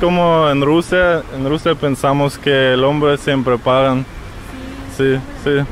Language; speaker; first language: Spanish; non-native, fluent; Russian